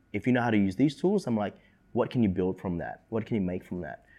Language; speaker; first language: English; early bilingual, other home language; Indonesian